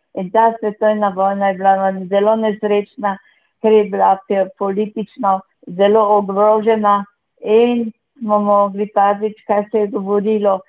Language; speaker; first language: Slovenian; native; Slovenian